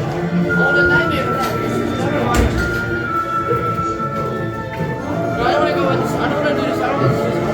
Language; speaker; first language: English; native; English